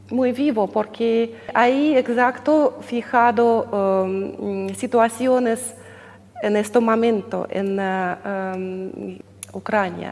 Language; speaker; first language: Spanish; non-native, learner; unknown